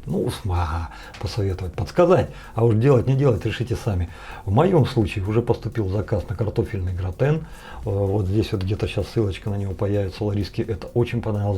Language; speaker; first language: Russian; native; Russian